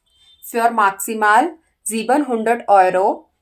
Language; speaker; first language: German; non-native, learner; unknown